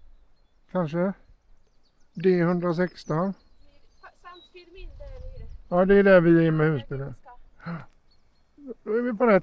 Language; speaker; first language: Swedish; native; Swedish